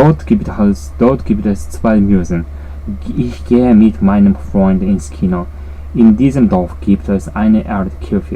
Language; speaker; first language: German; non-native, learner; Japanese